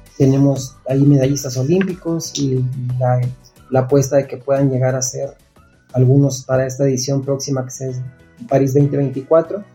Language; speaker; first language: Spanish; native; Spanish